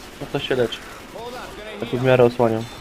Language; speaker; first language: Polish; native; Polish